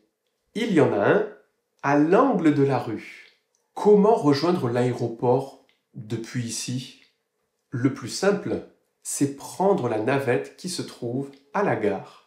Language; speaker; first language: French; native; French